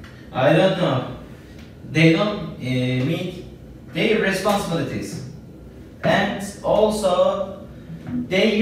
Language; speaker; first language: English; non-native, learner; Turkish